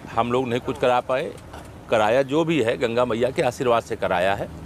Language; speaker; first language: Hindi; native; Hindi